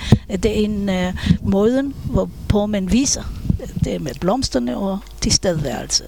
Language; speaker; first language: Danish; non-native, fluent; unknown